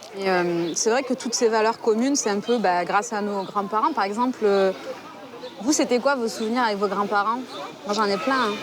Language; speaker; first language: French; native; French